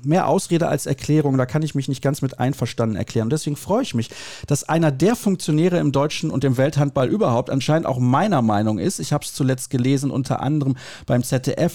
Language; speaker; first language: German; native; German